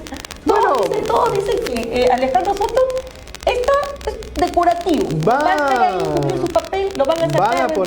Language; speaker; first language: Spanish; native; Spanish